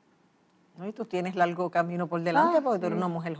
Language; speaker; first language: Spanish; native; Spanish